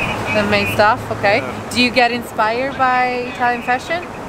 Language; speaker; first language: English; non-native, fluent; Italian